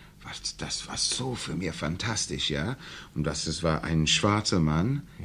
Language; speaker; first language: German; non-native, learner; English